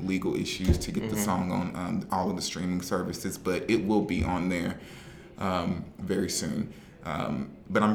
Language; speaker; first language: English; native; English